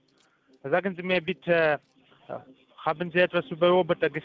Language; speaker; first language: German; non-native, learner; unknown